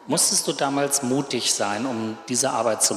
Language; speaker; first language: German; native; German